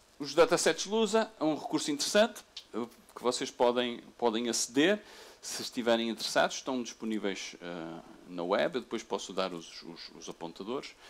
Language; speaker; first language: Portuguese; native; Portuguese